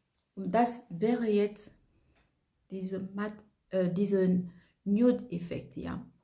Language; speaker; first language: German; non-native, fluent; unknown